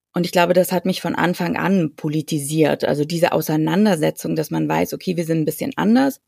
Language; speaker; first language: German; native; German